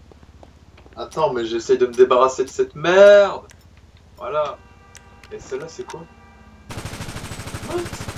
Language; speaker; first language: French; native; French